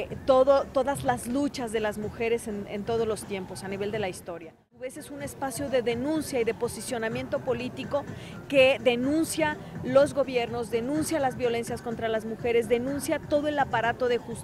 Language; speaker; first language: Spanish; native; Spanish